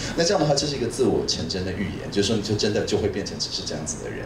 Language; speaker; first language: Chinese; native; Chinese